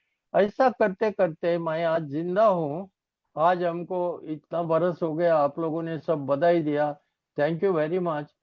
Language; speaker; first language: Hindi; non-native, local second language; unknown